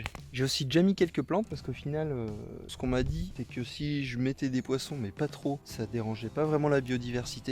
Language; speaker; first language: French; native; French